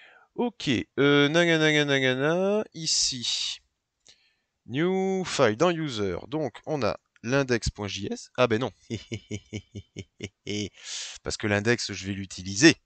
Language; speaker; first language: French; native; French